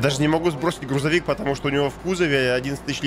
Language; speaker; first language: Russian; native; Russian